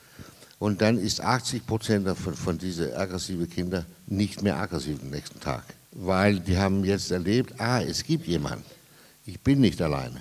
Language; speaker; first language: German; non-native, fluent; Danish